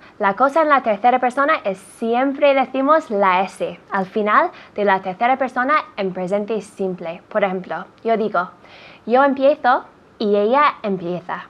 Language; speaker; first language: Spanish; non-native, fluent; English